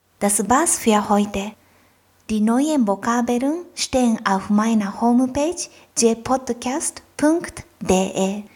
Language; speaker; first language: German; non-native, fluent; Japanese